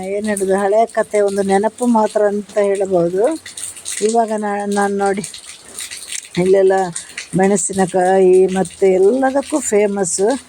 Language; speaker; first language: Kannada; native; Kannada